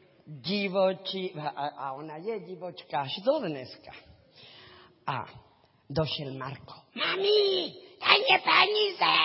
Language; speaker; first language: Czech; non-native, learner; Spanish